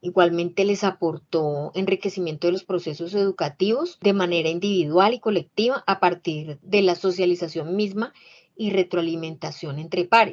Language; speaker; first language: Spanish; native; Spanish